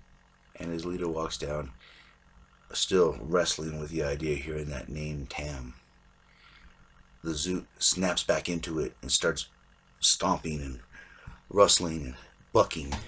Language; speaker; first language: English; native; English